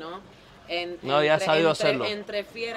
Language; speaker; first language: Spanish; native; Spanish